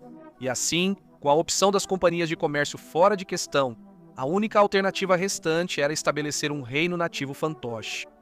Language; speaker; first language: Portuguese; native; Portuguese